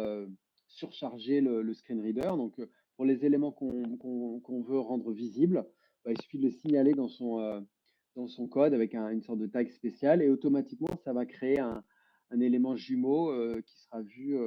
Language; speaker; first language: French; native; French